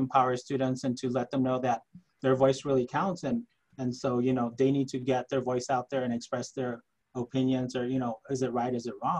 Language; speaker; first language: English; early bilingual, other home language; Spanish